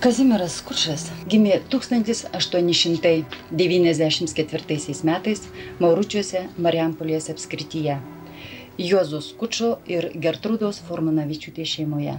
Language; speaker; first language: Lithuanian; native; Lithuanian